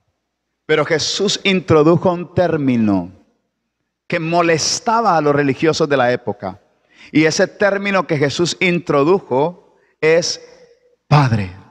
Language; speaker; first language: Spanish; native; Spanish